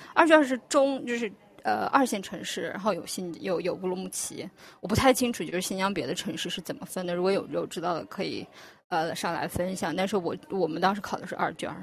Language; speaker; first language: Chinese; non-native, local second language; Uyghur